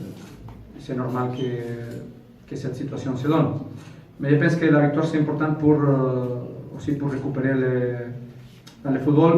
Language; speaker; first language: French; non-native, fluent; Spanish